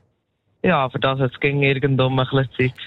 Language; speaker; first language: German; native; German